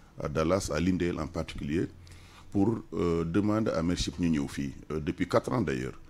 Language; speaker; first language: French; non-native, local second language; Wolof